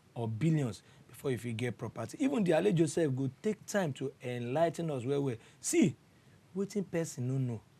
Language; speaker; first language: Nigerian Pidgin; native; Nigerian Pidgin